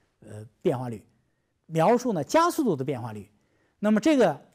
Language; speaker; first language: Chinese; native; Chinese